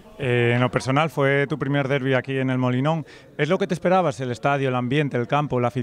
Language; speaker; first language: Spanish; native; Spanish